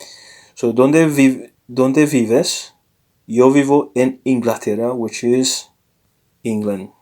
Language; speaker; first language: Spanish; non-native, learner; English